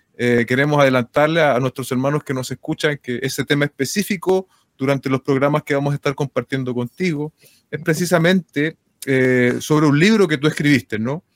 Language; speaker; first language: Spanish; native; Spanish